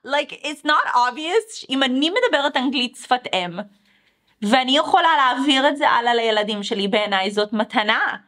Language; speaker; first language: Hebrew; early bilingual, other home language; English